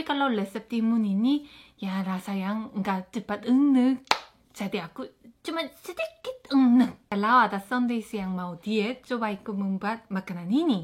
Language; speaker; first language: Indonesian; non-native, fluent; Korean